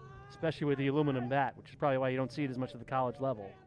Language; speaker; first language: English; native; English